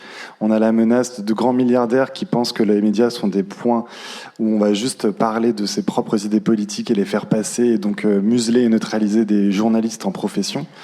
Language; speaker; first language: French; native; French